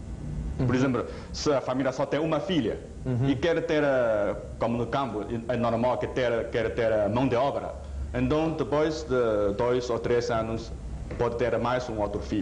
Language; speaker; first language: Portuguese; non-native, fluent; Chinese